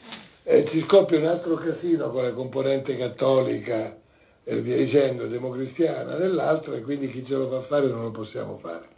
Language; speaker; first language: Italian; native; Italian